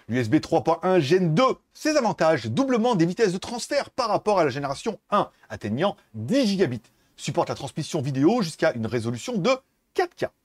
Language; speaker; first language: French; native; French